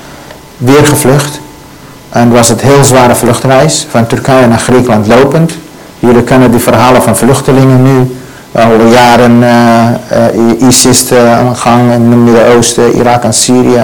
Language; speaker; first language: Dutch; non-native, learner; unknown